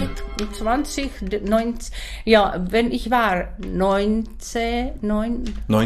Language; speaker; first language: German; non-native, learner; Czech